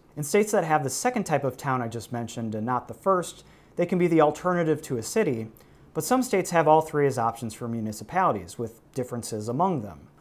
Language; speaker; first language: English; native; English